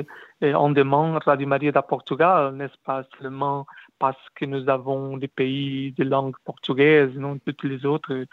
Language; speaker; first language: French; non-native, learner; Portuguese